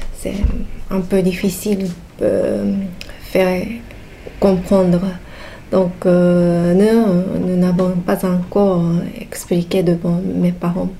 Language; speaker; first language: French; non-native, learner; Japanese